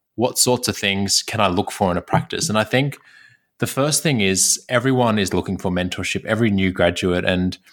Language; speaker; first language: English; native; English